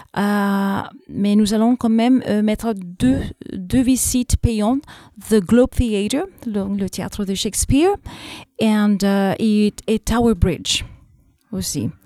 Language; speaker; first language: French; non-native, fluent; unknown